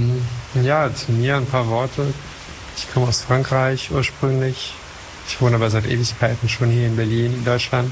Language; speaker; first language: German; non-native, fluent; French